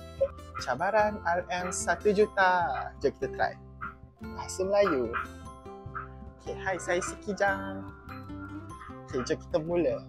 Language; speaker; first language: Malay; native; Malay